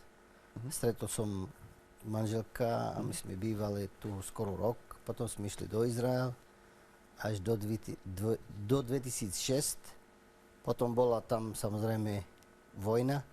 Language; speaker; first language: Slovak; non-native, learner; Arabic